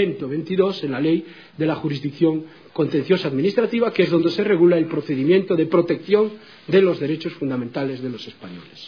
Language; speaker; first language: Spanish; native; Spanish